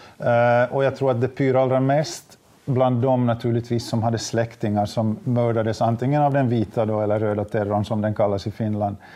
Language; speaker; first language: Swedish; native; Swedish